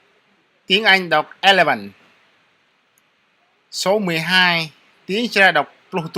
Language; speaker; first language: Vietnamese; non-native, local second language; Jarai